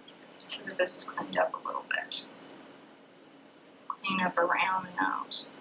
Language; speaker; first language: English; native; English